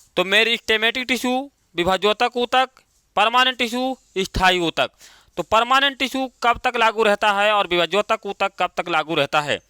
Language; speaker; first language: Hindi; native; Hindi